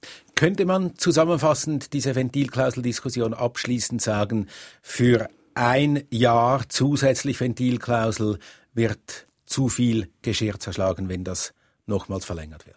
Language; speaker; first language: German; native; German